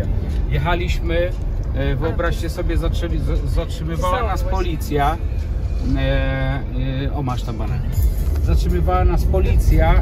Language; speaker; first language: Polish; native; Polish